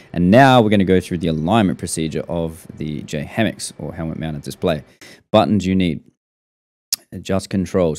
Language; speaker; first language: English; native; English